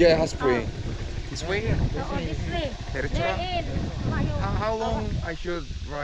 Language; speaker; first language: English; non-native, learner; Korean